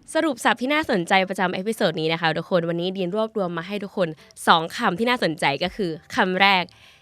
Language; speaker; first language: Thai; native; Thai